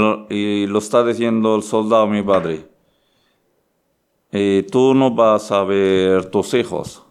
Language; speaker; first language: Spanish; non-native, learner; Arabic